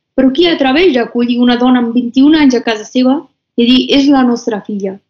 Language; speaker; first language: Catalan; non-native, fluent; Persian